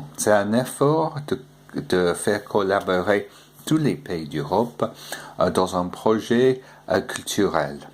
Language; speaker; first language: French; non-native, fluent; English